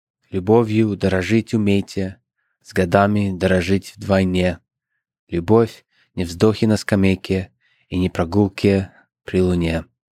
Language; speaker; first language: Russian; early bilingual, heritage; Russian